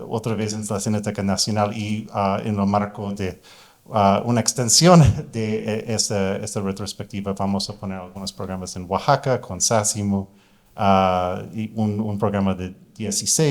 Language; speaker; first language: Spanish; non-native, fluent; English